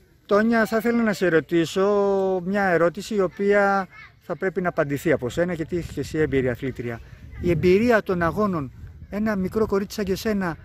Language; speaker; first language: Greek; native; Greek